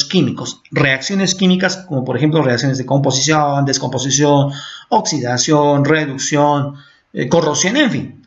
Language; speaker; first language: Spanish; native; Spanish